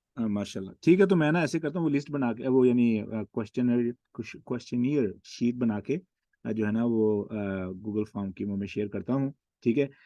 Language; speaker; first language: Urdu; non-native, local second language; Punjabi